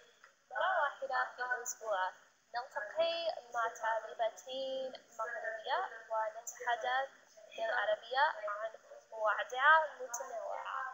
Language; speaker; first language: Arabic; non-native, learner; English